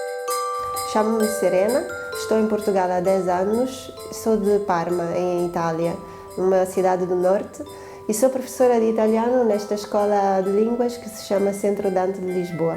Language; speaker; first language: Portuguese; non-native, fluent; Italian